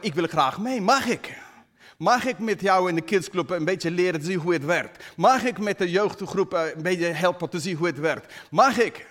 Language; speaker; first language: Dutch; non-native, fluent; English